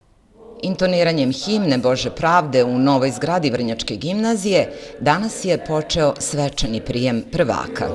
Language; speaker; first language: Serbian; native; Serbian